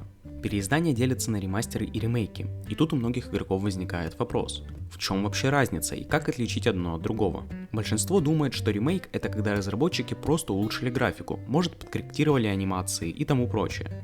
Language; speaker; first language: Russian; native; Russian